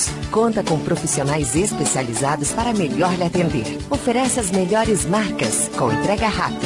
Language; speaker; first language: Portuguese; native; Portuguese